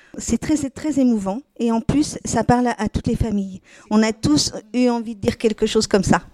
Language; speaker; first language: French; native; French